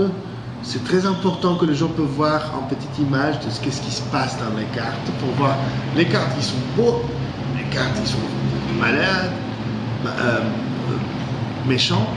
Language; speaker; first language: French; non-native, fluent; English